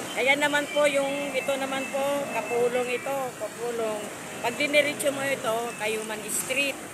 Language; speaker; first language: Filipino; non-native, local second language; Iloko